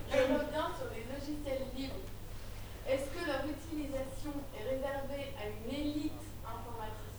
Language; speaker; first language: French; native; French